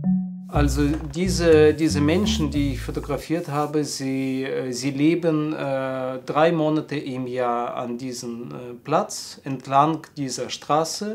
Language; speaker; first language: German; non-native, fluent; Russian